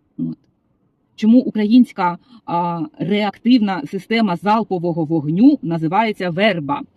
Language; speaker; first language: Ukrainian; non-native, local second language; Russian